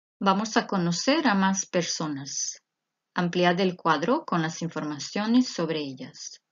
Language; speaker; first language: Spanish; non-native, fluent; Croatian